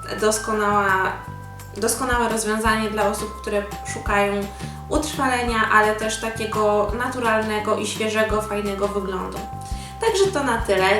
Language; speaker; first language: Polish; native; Polish